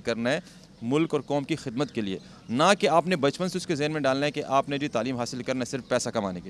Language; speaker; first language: Urdu; native; Urdu